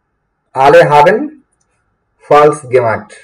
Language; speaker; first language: German; non-native, fluent; Bangla